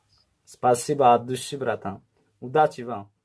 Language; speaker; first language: Russian; non-native, learner; Tajik